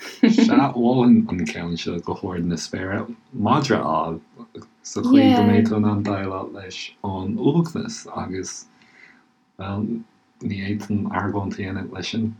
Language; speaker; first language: Irish; native; Irish